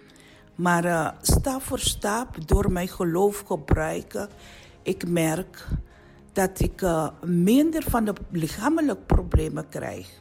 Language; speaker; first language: Dutch; non-native, learner; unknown